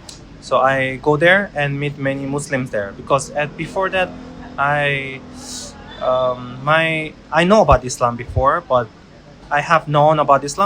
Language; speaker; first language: English; non-native, learner; Korean